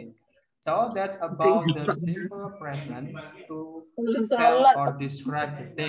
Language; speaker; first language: English; non-native, learner; Indonesian